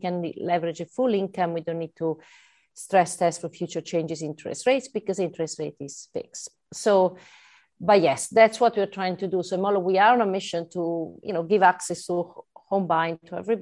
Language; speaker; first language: English; non-native, fluent; Italian